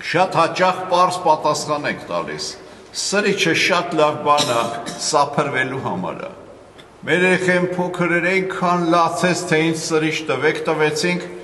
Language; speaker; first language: Armenian; native; Armenian